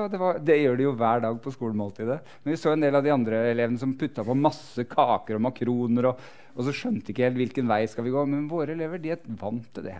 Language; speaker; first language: Norwegian; native; Norwegian